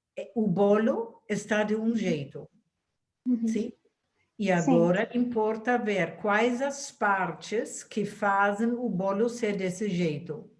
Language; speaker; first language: Portuguese; non-native, fluent; German